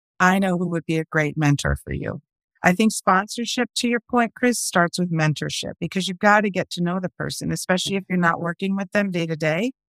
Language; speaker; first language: English; early bilingual, other home language; Spanish